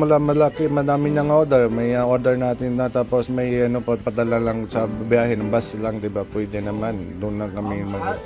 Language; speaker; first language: Filipino; non-native, learner; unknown